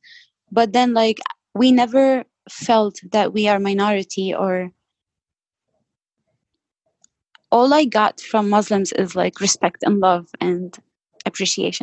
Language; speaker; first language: English; non-native, fluent; Arabic